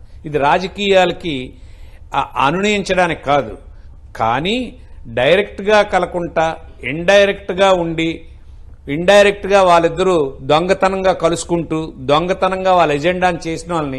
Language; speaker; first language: Telugu; native; Telugu